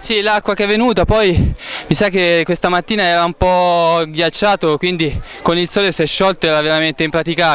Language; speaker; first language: Italian; native; Italian